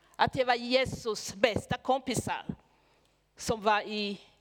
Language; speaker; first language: Swedish; non-native, fluent; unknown